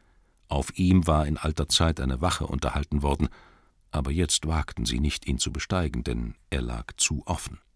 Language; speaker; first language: German; native; German